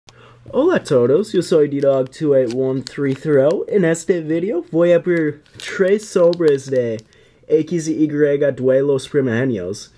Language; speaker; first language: Spanish; non-native, learner; English